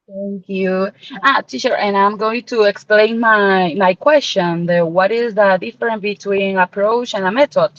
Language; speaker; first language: English; non-native, learner; Spanish